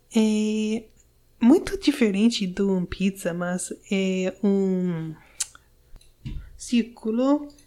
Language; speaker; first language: Portuguese; non-native, learner; English